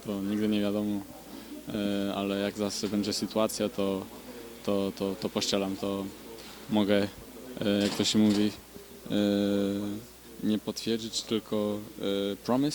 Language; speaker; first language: Polish; non-native, fluent; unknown